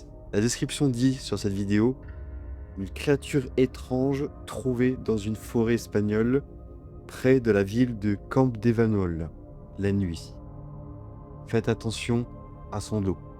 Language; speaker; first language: French; native; French